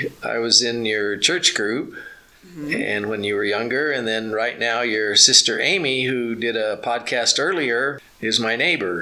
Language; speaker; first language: English; native; English